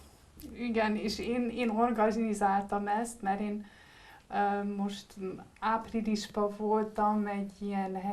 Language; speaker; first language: Hungarian; early bilingual, heritage; Hungarian